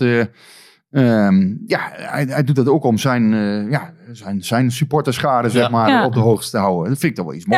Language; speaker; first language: Dutch; native; Dutch